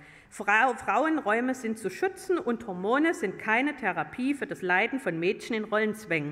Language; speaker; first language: German; native; German